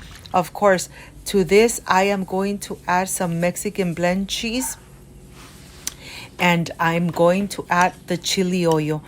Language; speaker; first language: English; non-native, fluent; Spanish